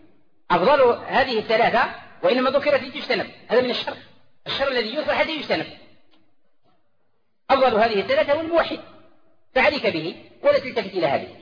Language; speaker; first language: Arabic; native; Arabic